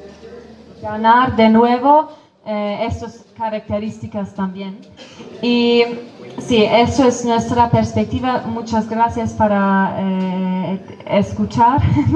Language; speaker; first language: Spanish; non-native, fluent; Kurdish